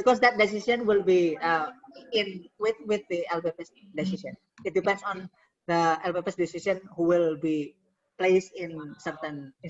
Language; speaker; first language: English; non-native, fluent; Indonesian